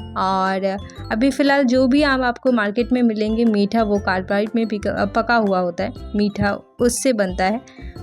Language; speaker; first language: Hindi; non-native, local second language; Bangla